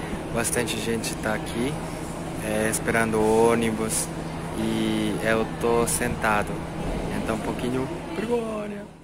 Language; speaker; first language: Portuguese; non-native, learner; Japanese